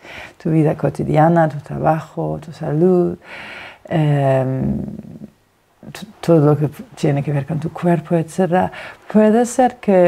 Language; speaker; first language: Spanish; non-native, fluent; Danish